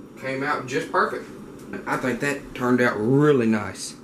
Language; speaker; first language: English; native; English